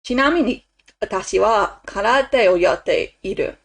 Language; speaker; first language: Japanese; non-native, learner; English